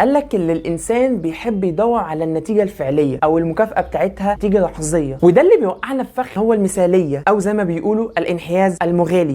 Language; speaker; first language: Arabic; native; Arabic